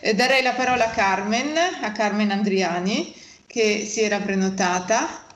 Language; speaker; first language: Italian; native; Italian